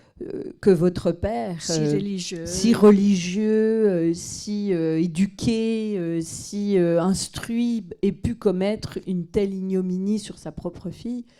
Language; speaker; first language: French; native; French